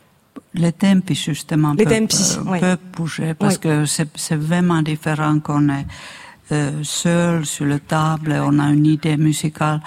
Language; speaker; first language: French; non-native, fluent; Finnish